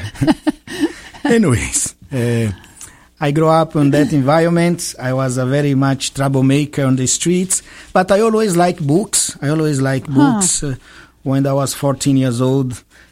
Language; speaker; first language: English; non-native, fluent; Portuguese